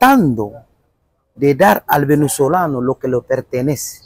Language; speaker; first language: Spanish; non-native, fluent; Bambara